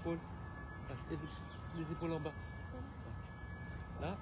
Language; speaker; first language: French; native; French